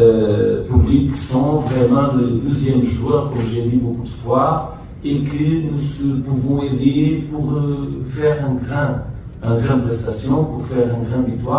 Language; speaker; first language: French; non-native, fluent; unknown